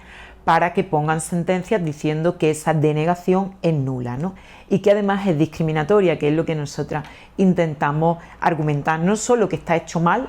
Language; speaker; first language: Spanish; native; Spanish